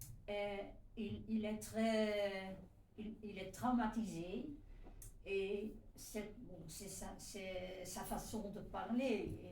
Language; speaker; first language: French; non-native, fluent; Dutch